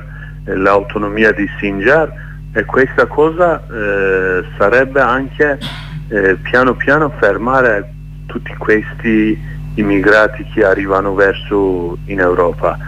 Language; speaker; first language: Italian; non-native, learner; Kurdish